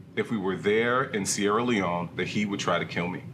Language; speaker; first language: English; early bilingual, other home language; Krio